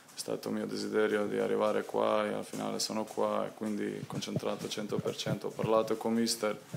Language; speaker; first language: Italian; non-native, fluent; Croatian